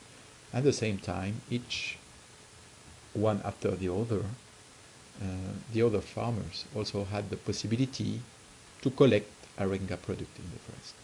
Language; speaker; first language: English; non-native, fluent; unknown